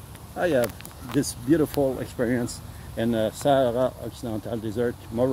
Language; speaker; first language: English; non-native, learner; French